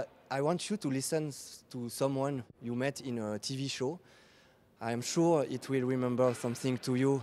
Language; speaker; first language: English; non-native, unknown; French